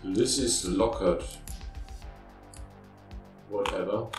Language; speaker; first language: English; non-native, learner; German